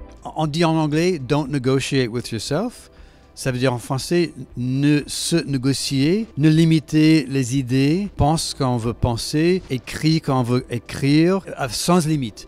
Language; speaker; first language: French; non-native, fluent; English